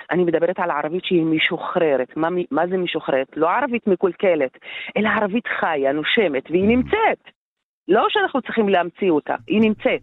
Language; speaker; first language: Hebrew; non-native, local second language; Arabic